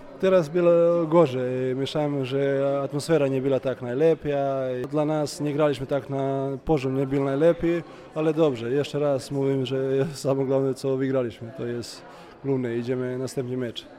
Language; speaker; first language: Polish; non-native, learner; Serbian